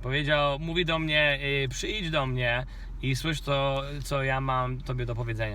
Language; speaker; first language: Polish; non-native, fluent; Kinyarwanda